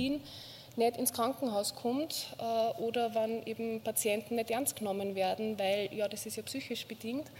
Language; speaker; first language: German; native; German